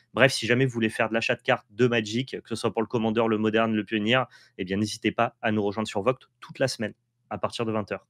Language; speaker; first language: French; native; French